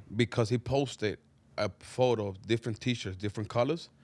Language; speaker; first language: English; non-native, fluent; Spanish